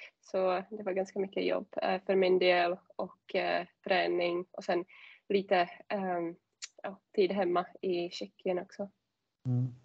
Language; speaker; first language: Swedish; non-native, fluent; Czech